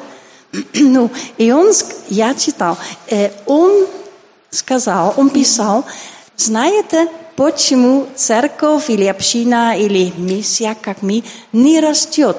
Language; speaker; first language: Russian; non-native, learner; Dutch